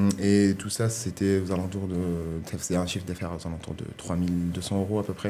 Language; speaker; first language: French; non-native, local second language; Arabic